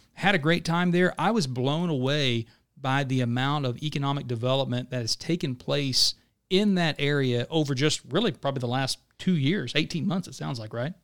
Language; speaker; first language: English; native; English